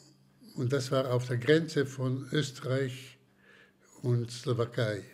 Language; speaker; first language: German; non-native, fluent; Slovak